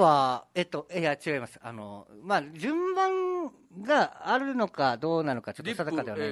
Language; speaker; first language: Japanese; native; Japanese